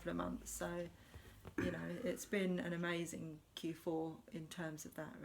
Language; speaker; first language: English; native; English